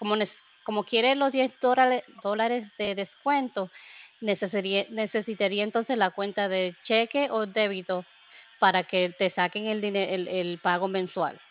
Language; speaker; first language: Spanish; early bilingual, other home language; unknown